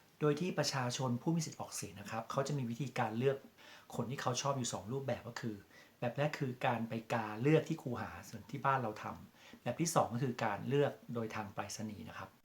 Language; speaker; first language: Thai; native; Thai